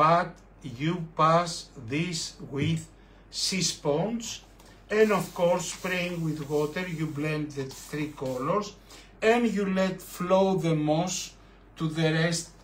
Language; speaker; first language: English; non-native, fluent; Greek